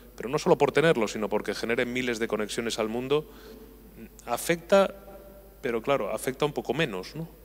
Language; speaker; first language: Spanish; native; Spanish